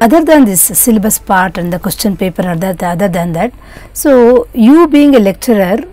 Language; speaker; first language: English; non-native, local second language; Kannada